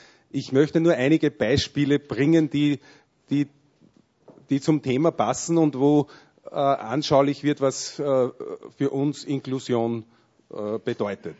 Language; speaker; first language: German; native; German